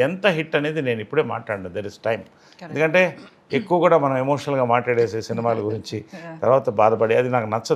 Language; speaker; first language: Telugu; native; Telugu